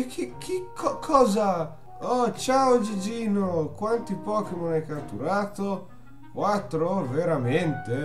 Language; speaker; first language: Italian; native; Italian